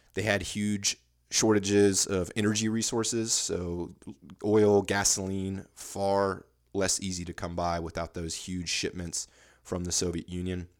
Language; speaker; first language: English; native; English